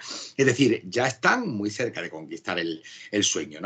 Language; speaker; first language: Spanish; native; Spanish